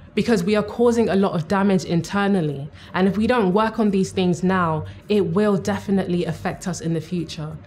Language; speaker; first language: English; native; English